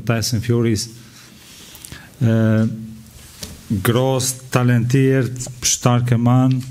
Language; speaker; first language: German; non-native, fluent; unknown